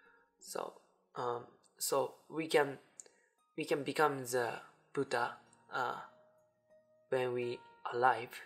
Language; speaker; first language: English; non-native, learner; Japanese